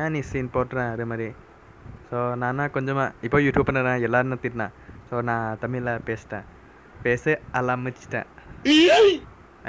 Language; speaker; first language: Tamil; non-native, learner; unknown